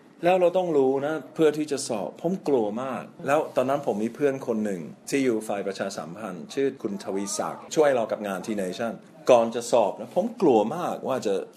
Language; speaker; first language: Thai; non-native, fluent; English